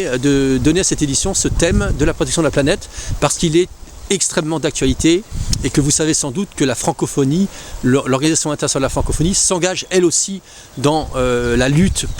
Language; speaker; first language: French; native; French